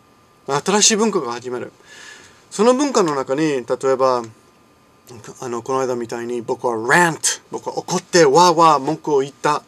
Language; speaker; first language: Japanese; non-native, fluent; English